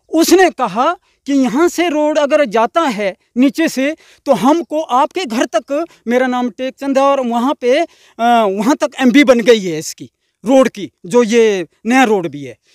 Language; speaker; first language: Hindi; non-native, local second language; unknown